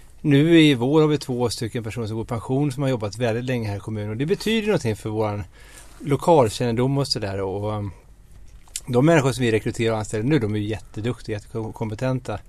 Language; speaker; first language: Swedish; native; Swedish